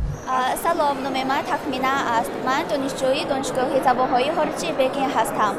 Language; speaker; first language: Persian; non-native, learner; Chinese